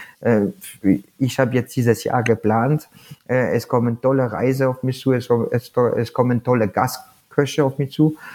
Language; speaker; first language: German; non-native, fluent; French